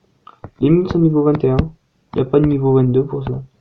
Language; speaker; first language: French; native; French